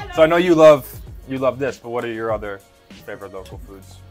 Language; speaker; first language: English; native; English